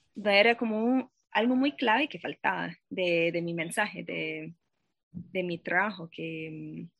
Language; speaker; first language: Spanish; non-native, fluent; English